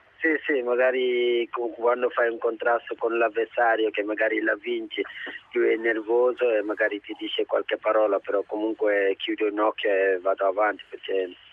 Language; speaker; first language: Italian; non-native, fluent; Wolof